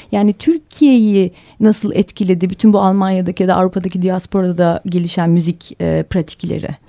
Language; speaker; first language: Turkish; native; Turkish